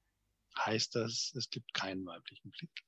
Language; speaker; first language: German; native; German